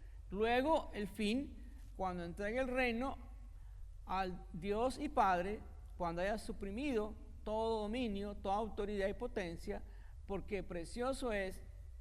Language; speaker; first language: Spanish; native; Spanish